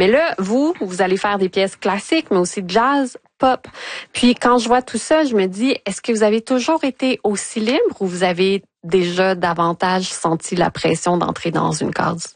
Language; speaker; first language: French; native; French